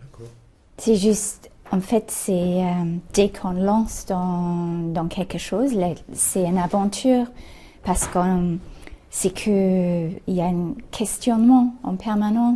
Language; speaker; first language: French; non-native, fluent; English